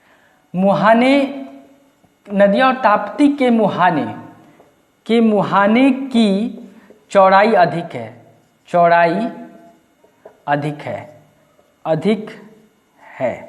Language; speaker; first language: Hindi; native; Hindi